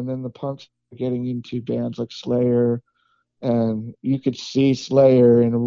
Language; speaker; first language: English; native; English